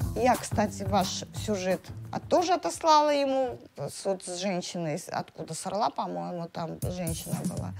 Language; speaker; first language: Russian; native; Russian